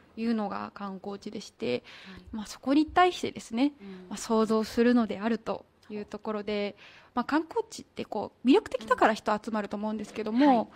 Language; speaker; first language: Japanese; native; Japanese